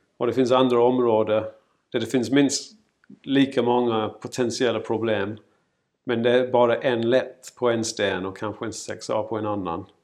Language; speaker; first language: Swedish; non-native, fluent; English